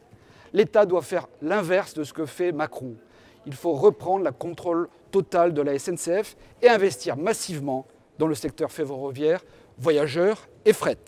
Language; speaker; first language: French; native; French